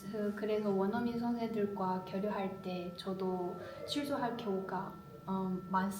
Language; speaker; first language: Korean; non-native, learner; Chinese